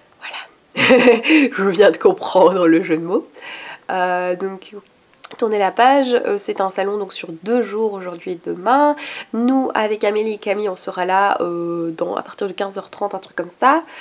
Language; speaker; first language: French; native; French